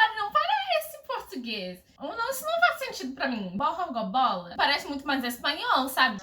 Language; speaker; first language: Portuguese; non-native, fluent; English